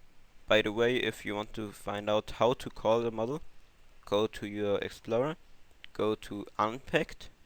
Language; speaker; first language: English; non-native, fluent; German